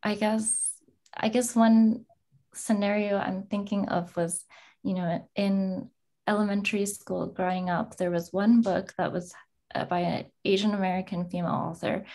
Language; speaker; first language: English; native; English